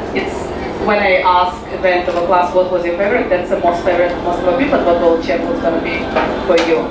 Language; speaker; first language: English; non-native, fluent; Russian